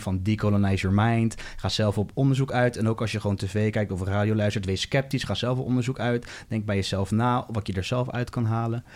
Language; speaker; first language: Dutch; native; Dutch